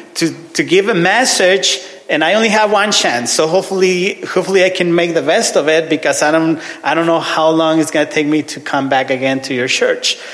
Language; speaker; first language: English; non-native, fluent; Spanish